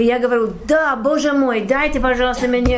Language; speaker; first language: Russian; non-native, learner; English